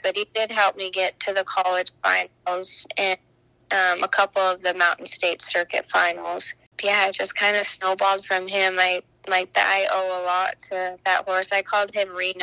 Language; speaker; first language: English; native; English